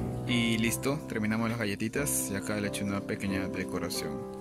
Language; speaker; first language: Spanish; native; Spanish